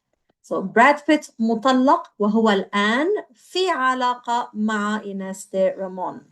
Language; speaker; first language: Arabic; non-native, fluent; English